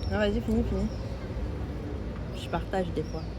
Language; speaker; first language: French; native; French